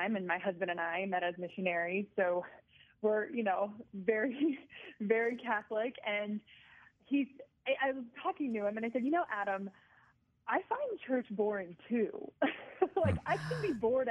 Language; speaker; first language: English; native; English